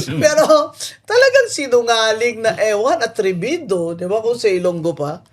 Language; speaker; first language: Filipino; non-native, local second language; Hiligaynon